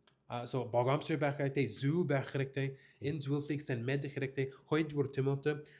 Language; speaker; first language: Mongolian; non-native, learner; English